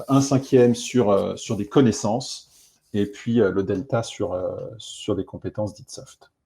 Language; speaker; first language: French; native; French